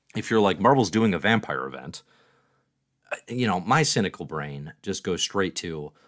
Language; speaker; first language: English; native; English